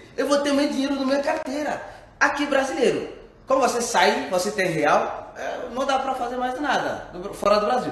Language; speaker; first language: Portuguese; non-native, fluent; French